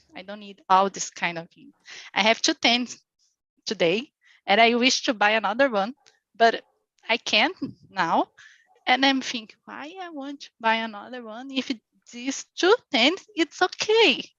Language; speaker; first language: English; non-native, learner; Portuguese